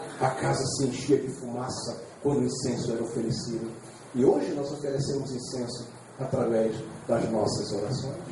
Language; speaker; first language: Portuguese; native; Portuguese